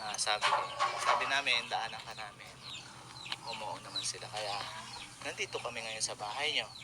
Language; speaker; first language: Filipino; native; Filipino